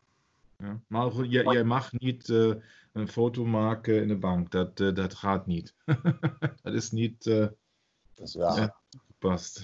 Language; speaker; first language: Dutch; non-native, learner; German